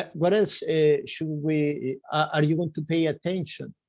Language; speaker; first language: English; non-native, fluent; Spanish